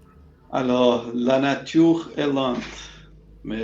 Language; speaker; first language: French; non-native, fluent; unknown